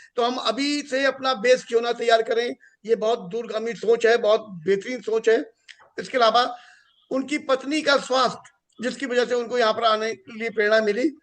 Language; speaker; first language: Hindi; native; Hindi